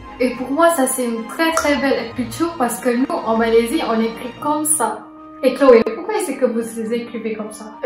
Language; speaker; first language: French; non-native, fluent; Malay